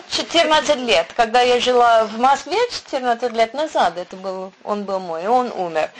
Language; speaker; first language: Russian; non-native, learner; English